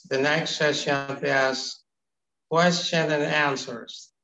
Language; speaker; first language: English; non-native, fluent; Indonesian